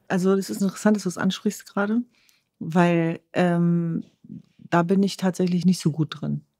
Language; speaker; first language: German; early bilingual, other home language; Kurdish